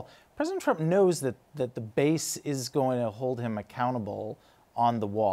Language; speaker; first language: English; native; English